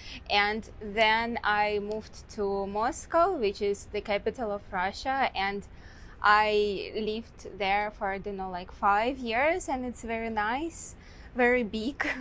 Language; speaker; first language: English; non-native, fluent; Russian